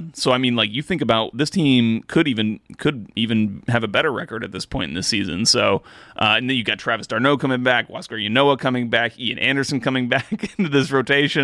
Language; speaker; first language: English; native; English